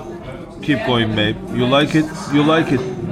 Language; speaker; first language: English; non-native, learner; Turkish